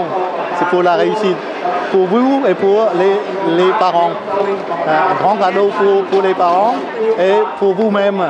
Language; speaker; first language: French; non-native, learner; Khmer